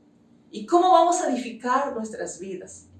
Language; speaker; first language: Spanish; native; Spanish